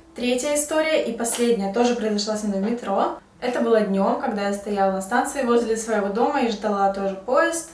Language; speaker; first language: Russian; native; Russian